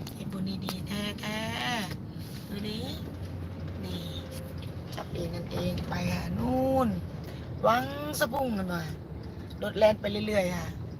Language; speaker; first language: Thai; native; Thai